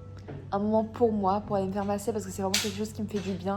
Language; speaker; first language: French; native; French